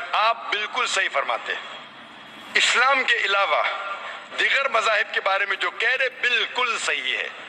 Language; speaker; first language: Hindi; non-native, local second language; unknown